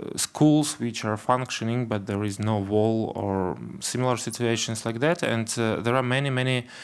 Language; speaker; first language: English; non-native, fluent; Ukrainian